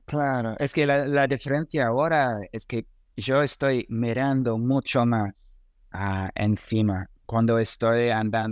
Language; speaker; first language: Spanish; non-native, fluent; English